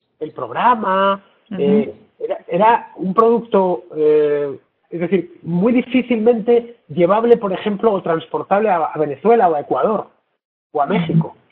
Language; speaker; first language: Spanish; native; Spanish